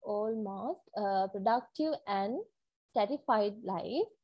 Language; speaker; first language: English; non-native, local second language; Sinhala